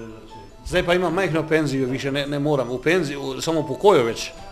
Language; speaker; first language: Slovenian; non-native, learner; Croatian